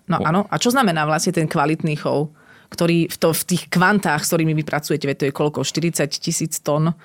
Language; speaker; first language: Slovak; native; Slovak